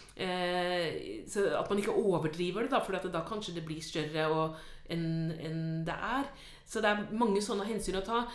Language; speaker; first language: Norwegian; native; Norwegian